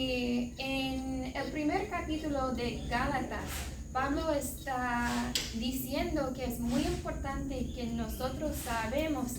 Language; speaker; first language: Spanish; non-native, learner; English